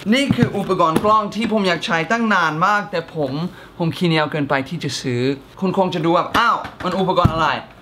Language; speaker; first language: Thai; non-native, fluent; English